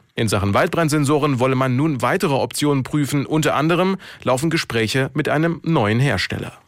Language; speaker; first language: German; native; German